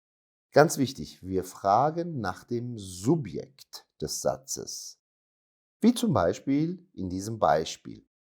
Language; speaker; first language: German; non-native, fluent; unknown